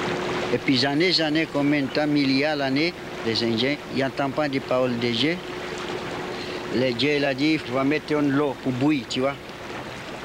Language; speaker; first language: French; non-native, local second language; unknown